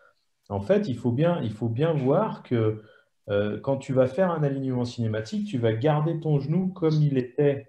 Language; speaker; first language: French; native; French